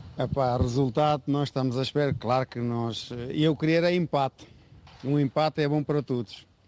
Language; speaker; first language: Portuguese; non-native, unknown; Uzbek